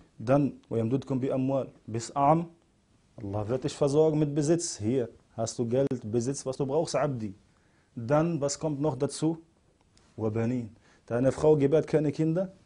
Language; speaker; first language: German; non-native, fluent; Arabic